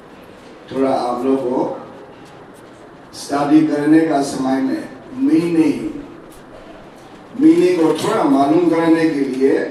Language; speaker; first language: Hindi; non-native, learner; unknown